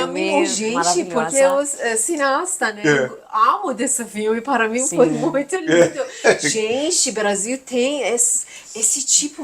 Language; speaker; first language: Portuguese; non-native, learner; Persian